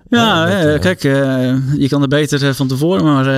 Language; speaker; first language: Dutch; native; Dutch